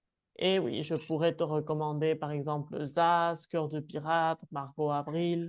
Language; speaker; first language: French; non-native, fluent; Spanish